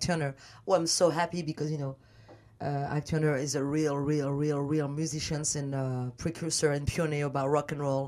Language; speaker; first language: English; non-native, learner; French